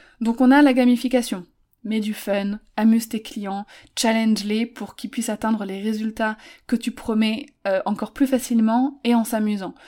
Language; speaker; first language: French; native; French